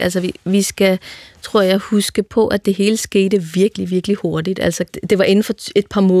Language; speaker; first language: Danish; native; Danish